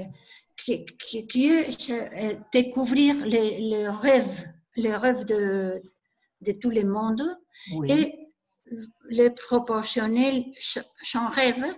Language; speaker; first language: French; non-native, learner; Spanish